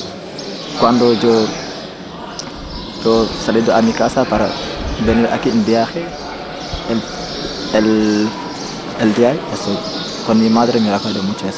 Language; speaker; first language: Spanish; non-native, learner; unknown